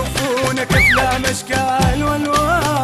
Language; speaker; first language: Arabic; native; Arabic